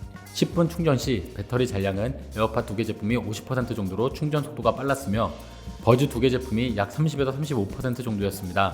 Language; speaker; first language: Korean; native; Korean